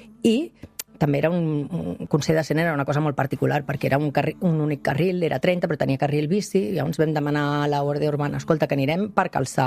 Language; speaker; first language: Catalan; native; Catalan